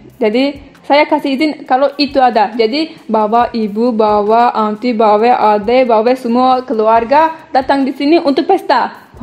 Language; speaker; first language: Indonesian; non-native, learner; Turkish